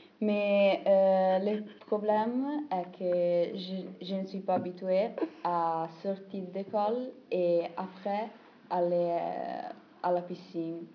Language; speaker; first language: French; non-native, learner; Italian